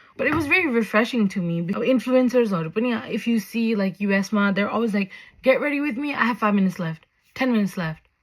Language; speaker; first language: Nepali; early bilingual, heritage; Nepali